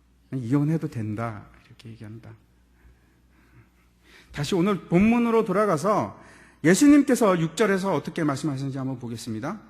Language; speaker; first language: Korean; native; Korean